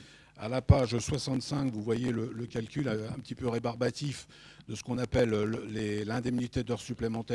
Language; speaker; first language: French; native; French